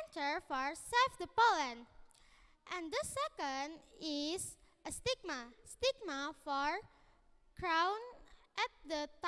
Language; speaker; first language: English; non-native, learner; Indonesian